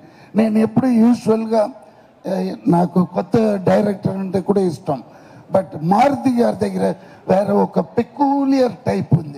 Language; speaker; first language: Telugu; non-native, learner; Tamil